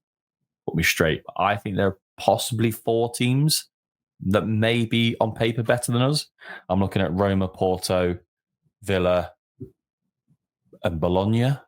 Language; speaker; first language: English; native; English